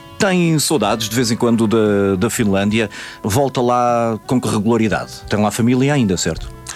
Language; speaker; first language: Portuguese; native; Portuguese